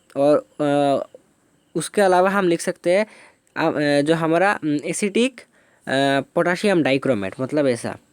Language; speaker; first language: Hindi; non-native, local second language; Bangla